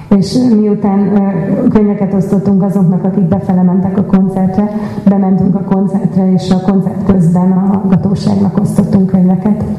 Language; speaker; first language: Hungarian; native; Hungarian